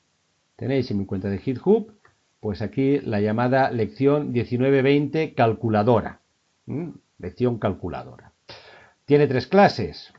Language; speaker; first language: Spanish; native; Spanish